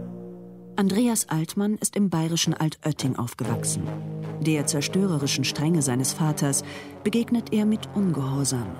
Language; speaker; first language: German; native; German